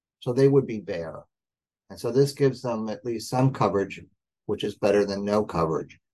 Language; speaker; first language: English; native; English